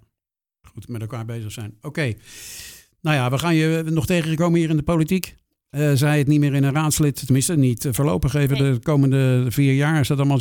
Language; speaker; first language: Dutch; native; Dutch